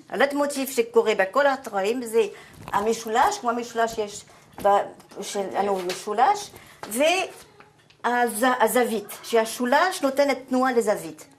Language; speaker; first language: Hebrew; non-native, fluent; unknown